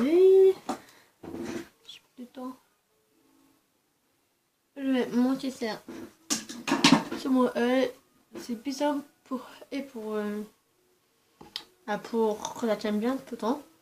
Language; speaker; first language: French; early bilingual, other home language; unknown